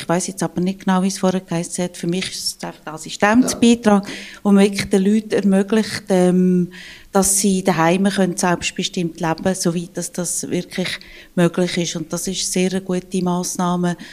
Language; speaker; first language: German; native; German